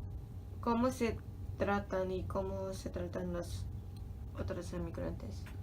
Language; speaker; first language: Spanish; non-native, learner; English